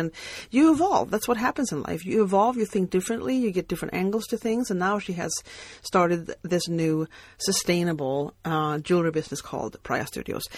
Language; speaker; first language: English; non-native, fluent; Swedish